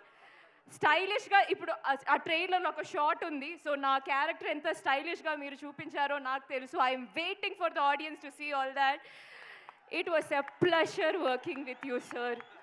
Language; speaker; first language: Telugu; non-native, fluent; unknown